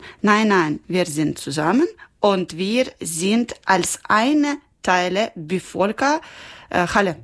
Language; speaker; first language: German; non-native, learner; Ukrainian